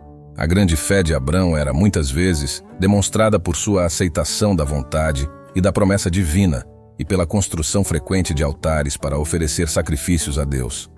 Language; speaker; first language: Portuguese; native; Portuguese